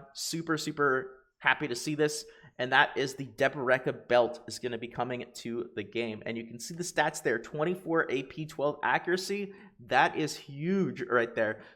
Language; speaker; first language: English; native; English